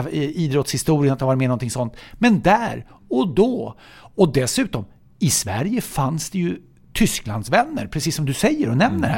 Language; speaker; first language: Swedish; native; Swedish